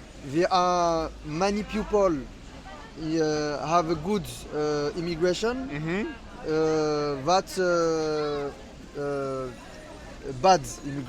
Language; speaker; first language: English; non-native, learner; French